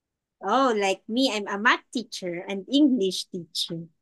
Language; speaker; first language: English; non-native, local second language; Filipino